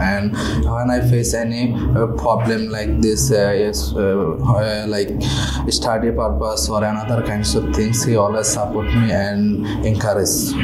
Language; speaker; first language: English; non-native, learner; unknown